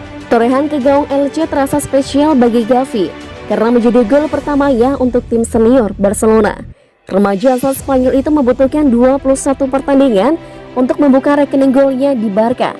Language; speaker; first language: Indonesian; native; Indonesian